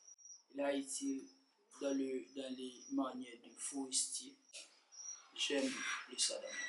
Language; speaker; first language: French; non-native, local second language; Haitian Creole